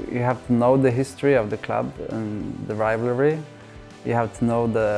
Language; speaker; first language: English; non-native, fluent; Norwegian